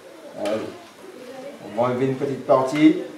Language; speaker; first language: French; native; French